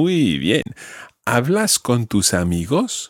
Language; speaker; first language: Spanish; non-native, fluent; English